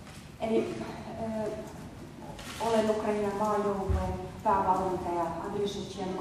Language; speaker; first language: Finnish; non-native, fluent; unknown